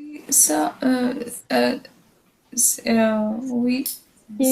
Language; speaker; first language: French; non-native, learner; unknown